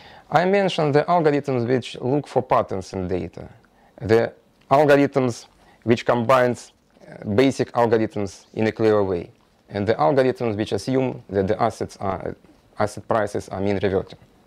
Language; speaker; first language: English; non-native, fluent; Russian